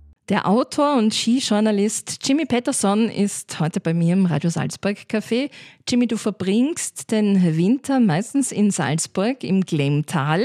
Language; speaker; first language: German; native; German